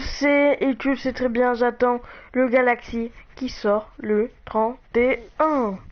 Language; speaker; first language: French; native; French